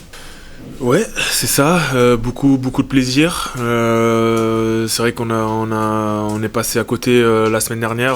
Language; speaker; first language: French; native; French